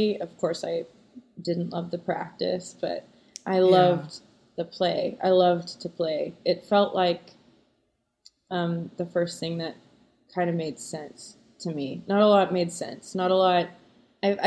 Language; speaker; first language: English; native; English